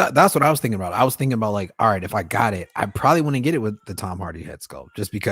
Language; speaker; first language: English; native; English